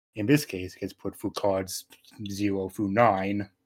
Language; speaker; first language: English; native; English